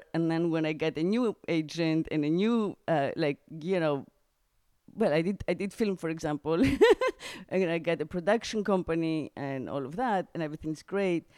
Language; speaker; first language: English; non-native, fluent; Greek